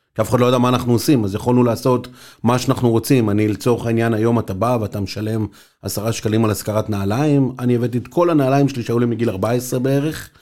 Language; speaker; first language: Hebrew; native; Hebrew